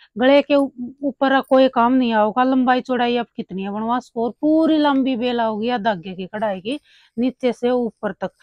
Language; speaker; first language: Hindi; native; Hindi